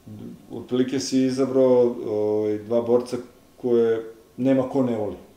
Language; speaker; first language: Serbian; native; Serbian